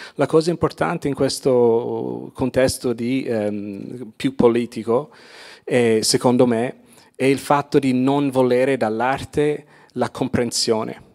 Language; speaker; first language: Italian; non-native, fluent; English